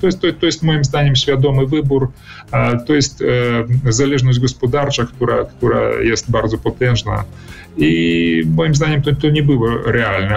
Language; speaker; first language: Polish; early bilingual, heritage; Polish